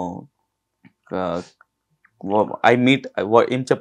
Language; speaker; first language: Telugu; non-native, fluent; Urdu